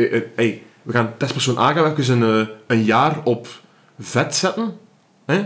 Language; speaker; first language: Dutch; native; Dutch